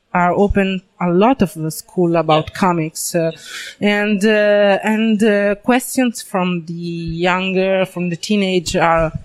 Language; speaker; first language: English; non-native, learner; Italian